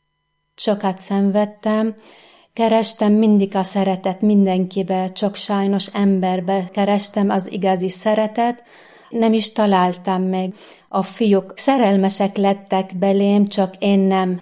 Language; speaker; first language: Hungarian; non-native, fluent; Arabic